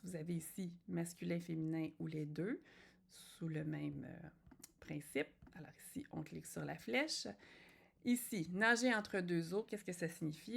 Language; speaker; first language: French; native; French